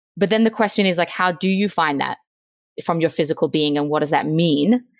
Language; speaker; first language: English; native; English